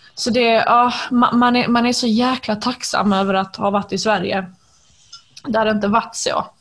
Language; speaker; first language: Swedish; native; Swedish